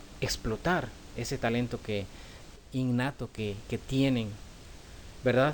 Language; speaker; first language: Spanish; native; Spanish